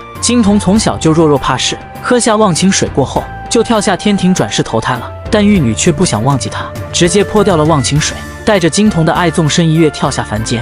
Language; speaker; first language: Chinese; native; Chinese